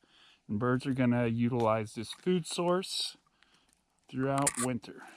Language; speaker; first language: English; native; English